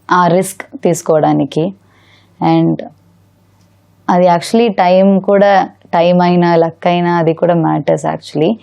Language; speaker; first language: Telugu; non-native, learner; Malayalam